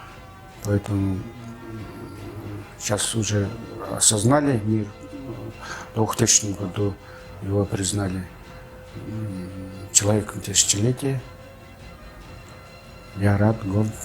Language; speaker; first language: Russian; non-native, fluent; Mongolian